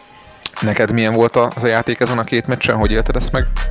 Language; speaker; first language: Hungarian; native; Hungarian